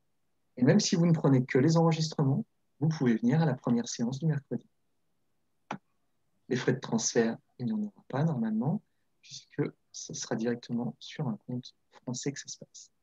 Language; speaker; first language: French; native; French